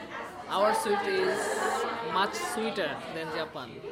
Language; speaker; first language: English; non-native, learner; Bangla